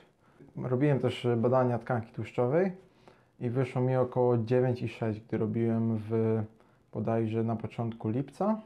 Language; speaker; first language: Polish; native; Polish